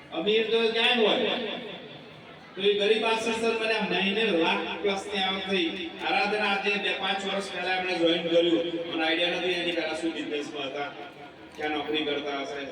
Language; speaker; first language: Gujarati; native; Gujarati